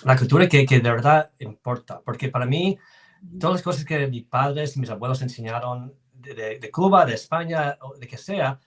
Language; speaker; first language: Spanish; early bilingual, heritage; Spanish